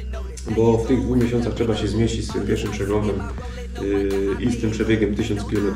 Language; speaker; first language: Polish; native; Polish